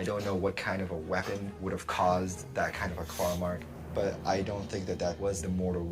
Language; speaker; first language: English; native; English